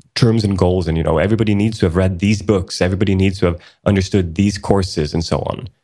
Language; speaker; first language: English; early bilingual, other home language; Swedish